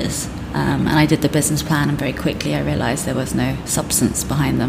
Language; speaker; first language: English; native; English